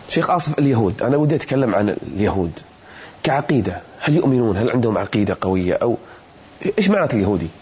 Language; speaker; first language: Arabic; native; Arabic